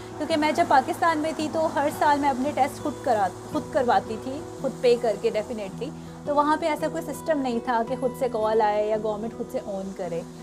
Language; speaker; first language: Urdu; non-native, local second language; Punjabi